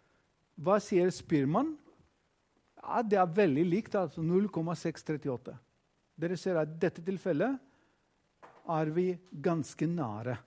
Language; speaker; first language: Norwegian; non-native, fluent; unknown